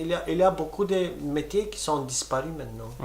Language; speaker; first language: French; non-native, fluent; Romany